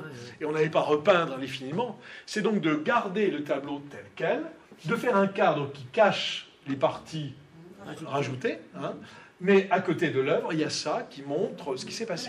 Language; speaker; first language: French; native; French